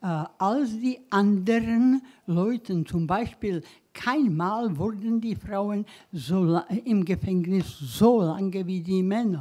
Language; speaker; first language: German; non-native, learner; Czech